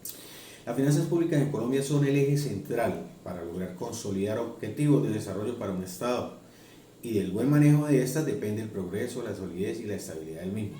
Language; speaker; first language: Spanish; native; Spanish